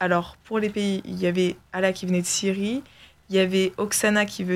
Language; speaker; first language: French; native; French